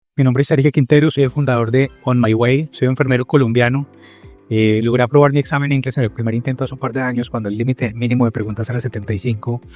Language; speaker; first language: Spanish; native; Spanish